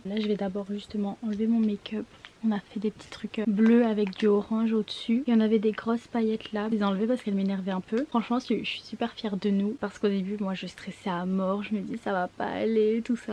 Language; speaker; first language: French; native; French